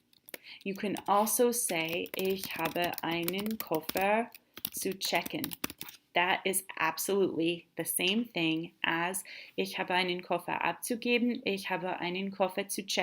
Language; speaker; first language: German; non-native, fluent; English